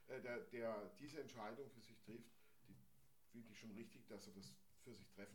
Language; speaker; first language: German; native; German